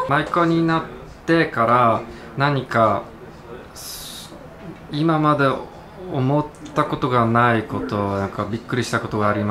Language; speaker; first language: Japanese; non-native, fluent; Polish